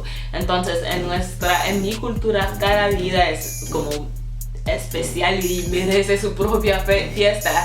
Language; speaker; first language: Spanish; non-native, fluent; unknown